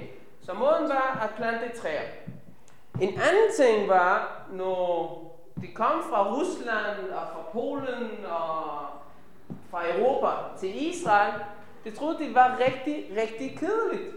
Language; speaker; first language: Danish; non-native, fluent; Hebrew